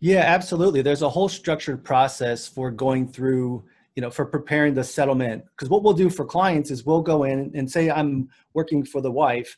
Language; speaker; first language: English; native; English